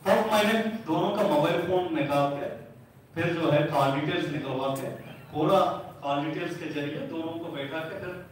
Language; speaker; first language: Hindi; non-native, local second language; Telugu